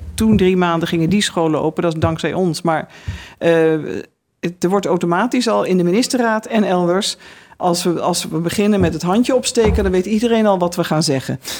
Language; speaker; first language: Dutch; native; Dutch